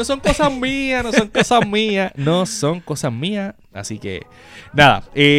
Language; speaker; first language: Spanish; native; Spanish